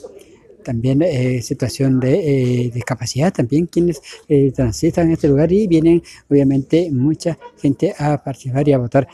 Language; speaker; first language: Spanish; native; Spanish